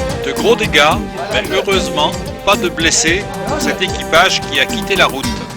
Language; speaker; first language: French; native; French